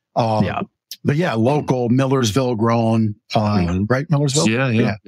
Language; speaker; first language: English; native; English